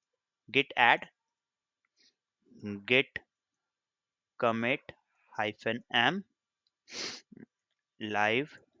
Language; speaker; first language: English; non-native, local second language; Hindi